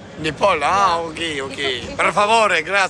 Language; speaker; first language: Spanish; non-native, learner; Albanian